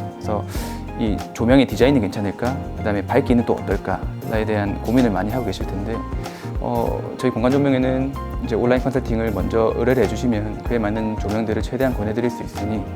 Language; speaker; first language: Korean; native; Korean